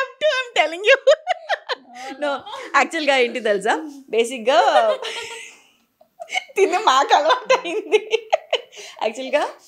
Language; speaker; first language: Telugu; native; Telugu